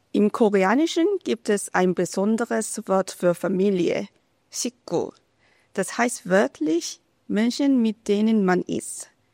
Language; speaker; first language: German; non-native, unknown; Korean